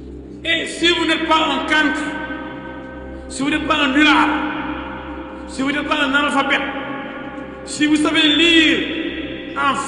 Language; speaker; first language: French; non-native, local second language; Wolof